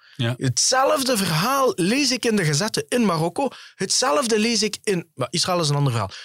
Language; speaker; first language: Dutch; early bilingual, other home language; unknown